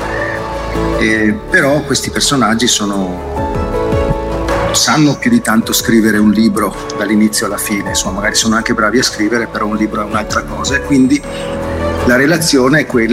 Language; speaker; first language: Italian; native; Italian